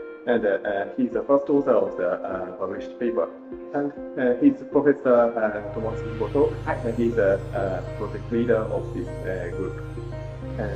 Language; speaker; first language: English; non-native, fluent; Japanese